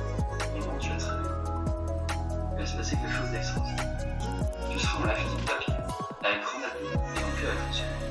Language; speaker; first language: French; native; French